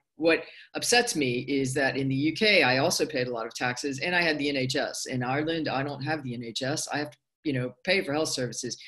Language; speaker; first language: English; native; English